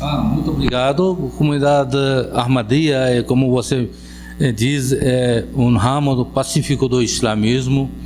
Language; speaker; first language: Portuguese; non-native, fluent; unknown